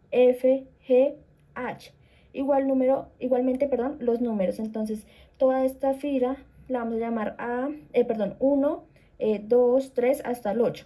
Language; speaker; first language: Spanish; native; Spanish